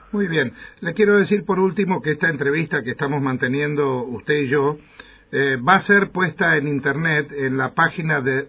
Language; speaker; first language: Spanish; native; Spanish